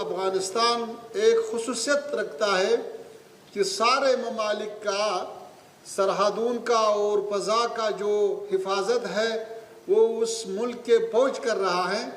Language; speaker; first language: Hindi; non-native, fluent; Pashto